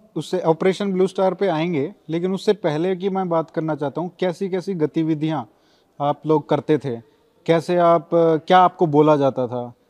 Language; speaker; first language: Hindi; native; Hindi